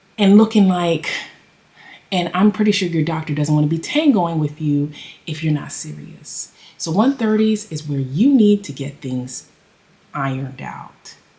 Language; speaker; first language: English; native; English